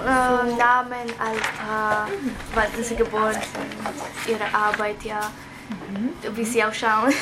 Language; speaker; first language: German; early bilingual, other home language; Croatian